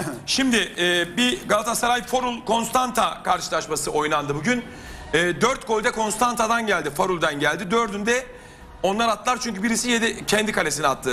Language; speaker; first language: Turkish; native; Turkish